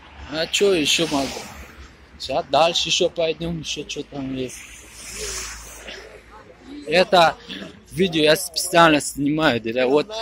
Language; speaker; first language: Russian; non-native, fluent; Tajik